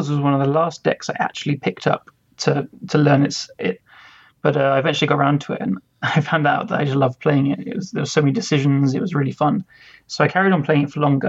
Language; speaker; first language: English; native; English